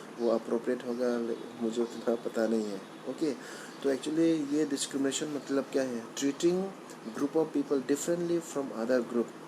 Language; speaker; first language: Hindi; non-native, local second language; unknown